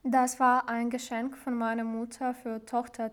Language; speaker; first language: German; non-native, learner; Ukrainian